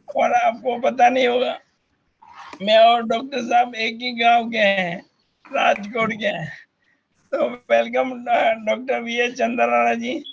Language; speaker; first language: Hindi; non-native, local second language; Gujarati